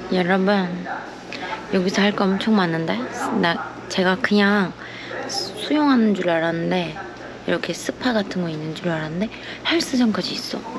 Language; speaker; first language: Korean; non-native, learner; Turkish